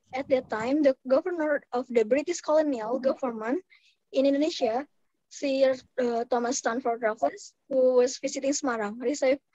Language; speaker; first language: English; non-native, fluent; Indonesian